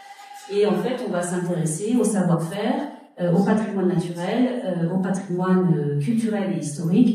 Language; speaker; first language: French; native; French